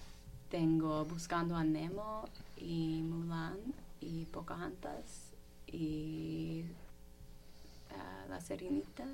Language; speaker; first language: Spanish; non-native, fluent; English